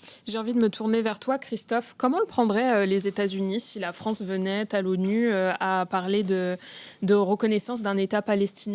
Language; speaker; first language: French; native; French